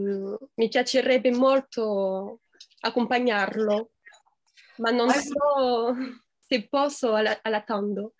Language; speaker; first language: Italian; non-native, fluent; French